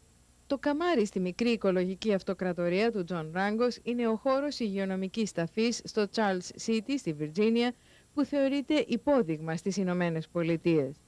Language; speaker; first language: Greek; native; Greek